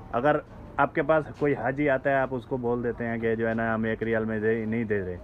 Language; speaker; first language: Urdu; native; Urdu